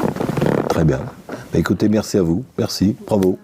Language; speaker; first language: French; native; French